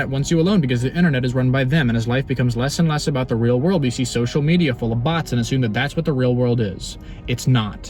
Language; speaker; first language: English; native; English